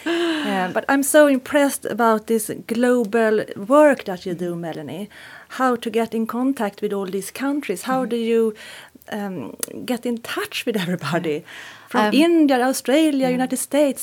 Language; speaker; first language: English; non-native, fluent; Swedish